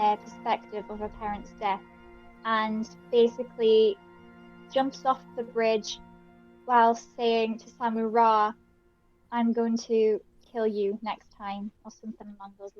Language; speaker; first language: English; native; English